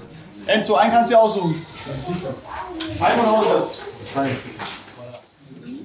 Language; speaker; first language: German; native; German